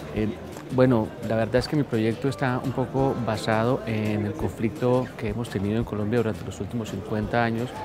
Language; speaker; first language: Spanish; native; Spanish